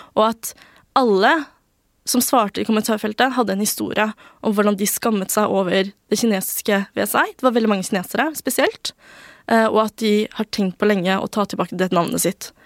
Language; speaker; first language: Norwegian; early bilingual, other home language; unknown